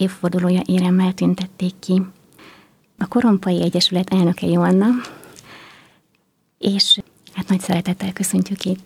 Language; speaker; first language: Hungarian; native; Hungarian